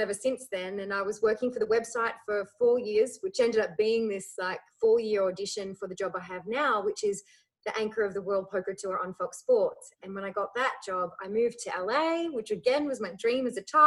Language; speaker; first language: English; native; English